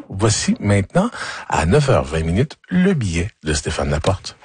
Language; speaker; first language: French; native; French